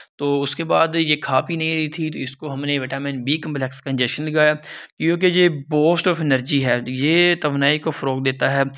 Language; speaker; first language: Urdu; non-native, local second language; Punjabi